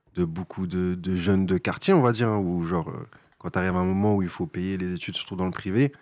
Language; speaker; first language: French; native; French